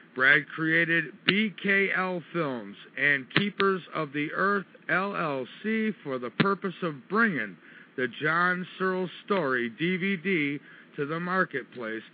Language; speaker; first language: English; native; English